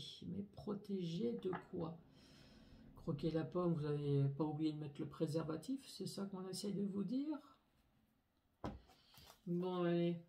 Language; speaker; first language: French; native; French